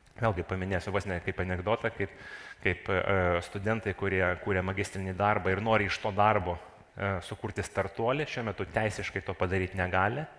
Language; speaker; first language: Lithuanian; non-native, local second language; Russian